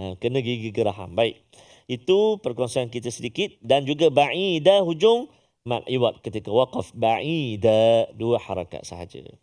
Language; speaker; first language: Malay; native; Malay